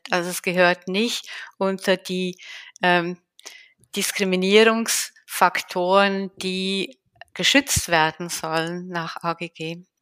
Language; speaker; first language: German; native; German